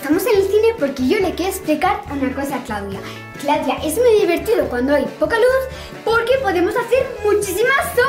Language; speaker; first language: Spanish; native; Spanish